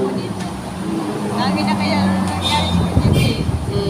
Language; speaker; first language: Filipino; non-native, local second language; Cebuano